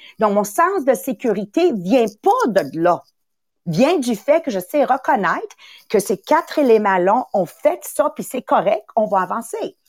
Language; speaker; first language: French; early bilingual, other home language; Italian